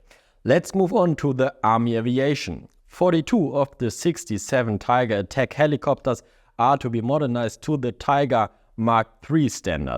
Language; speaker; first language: English; non-native, fluent; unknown